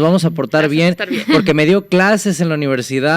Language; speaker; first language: Spanish; native; Spanish